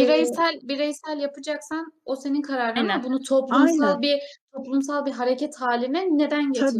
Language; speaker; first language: Turkish; native; Turkish